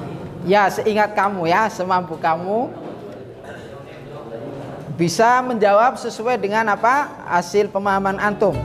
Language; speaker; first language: Indonesian; native; Indonesian